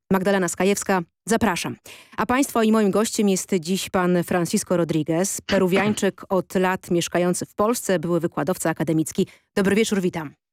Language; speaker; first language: Polish; native; Polish